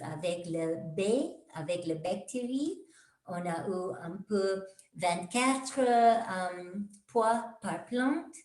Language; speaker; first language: French; non-native, fluent; English